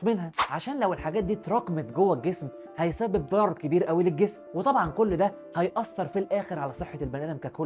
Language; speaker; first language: Arabic; native; Arabic